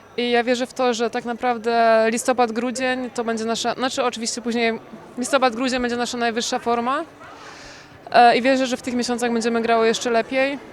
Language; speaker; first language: Polish; non-native, fluent; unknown